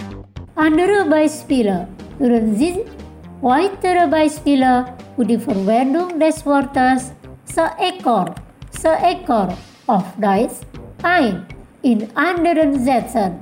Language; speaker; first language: German; non-native, fluent; Indonesian